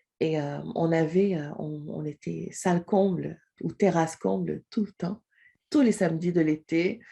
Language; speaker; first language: French; non-native, local second language; Wolof